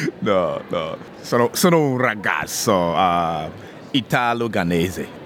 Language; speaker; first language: Italian; non-native, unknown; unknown